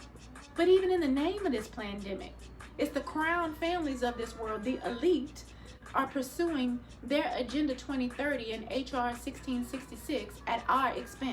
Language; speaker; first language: English; native; English